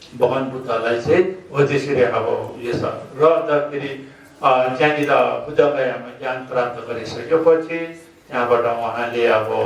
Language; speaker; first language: Nepali; non-native, local second language; Sherpa